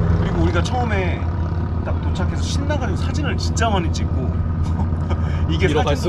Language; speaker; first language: Korean; native; Korean